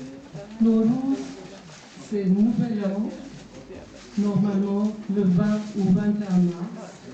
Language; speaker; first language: French; non-native, fluent; Persian